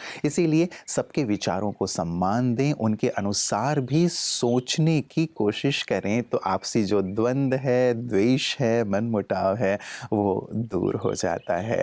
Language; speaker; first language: Hindi; native; Hindi